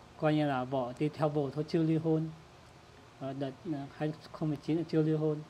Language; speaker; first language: Vietnamese; non-native, local second language; Iu Mien